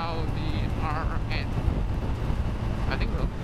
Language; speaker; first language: English; non-native, local second language; Malay